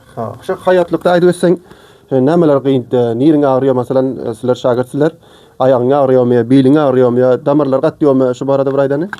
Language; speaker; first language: Uzbek; native; Uzbek